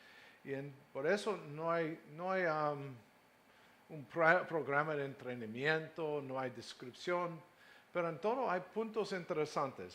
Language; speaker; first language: Spanish; non-native, fluent; English